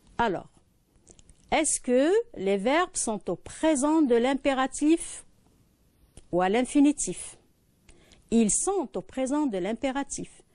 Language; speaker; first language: French; non-native, local second language; Arabic